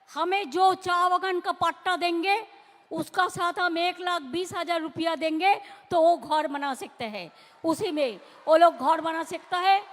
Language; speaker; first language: Hindi; non-native, local second language; Bangla